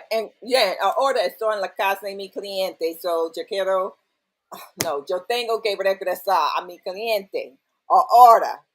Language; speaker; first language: Spanish; non-native, learner; English